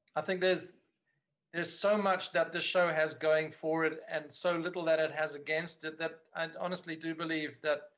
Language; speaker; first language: English; native; English